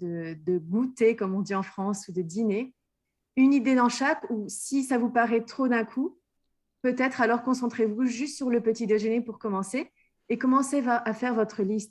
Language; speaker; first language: French; native; French